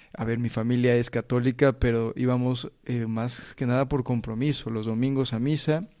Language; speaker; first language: Spanish; native; Spanish